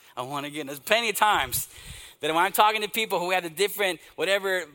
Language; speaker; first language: English; native; English